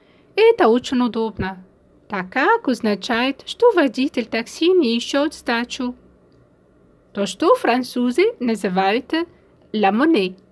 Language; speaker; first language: Russian; non-native, fluent; French